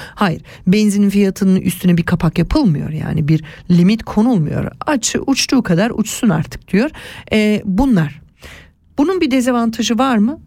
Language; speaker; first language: Turkish; early bilingual, heritage; Turkish